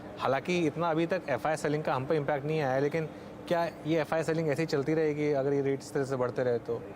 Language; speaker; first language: Hindi; native; Hindi